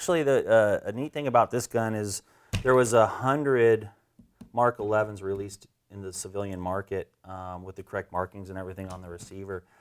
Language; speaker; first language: English; native; English